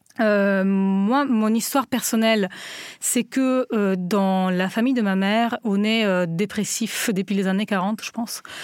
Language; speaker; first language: French; non-native, fluent; Italian